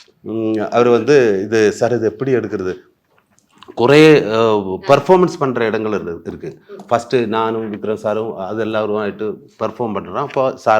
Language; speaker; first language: Tamil; non-native, learner; Malayalam